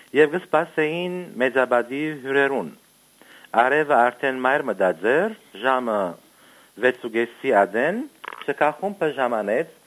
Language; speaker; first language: Armenian; early bilingual, heritage; Armenian